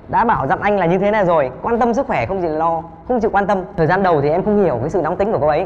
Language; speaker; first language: Vietnamese; native; Vietnamese